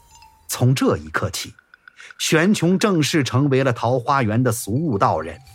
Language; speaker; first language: Chinese; native; Chinese